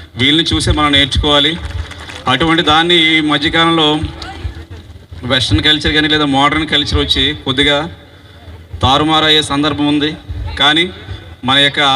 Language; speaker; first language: Telugu; native; Telugu